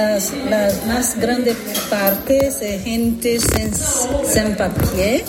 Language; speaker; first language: Spanish; non-native, learner; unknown